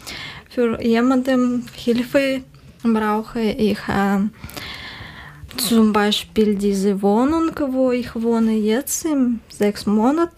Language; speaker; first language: German; non-native, learner; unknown